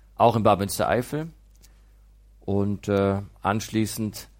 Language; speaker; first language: German; native; German